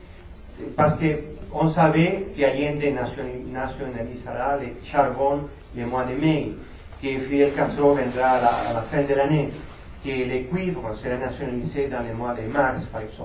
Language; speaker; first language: French; non-native, fluent; Spanish